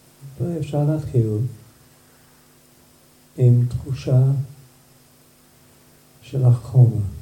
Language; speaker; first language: Hebrew; non-native, fluent; English